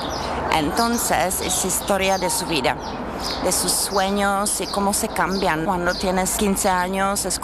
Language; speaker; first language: Spanish; non-native, learner; Czech